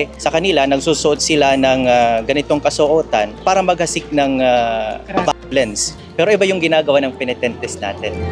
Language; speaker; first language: Filipino; non-native, local second language; Waray